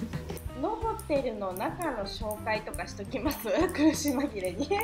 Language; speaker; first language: Japanese; native; Japanese